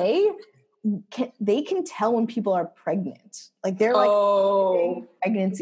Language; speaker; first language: English; native; English